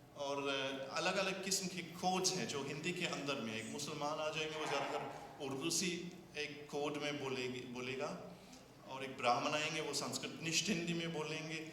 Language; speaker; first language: Hindi; non-native, fluent; German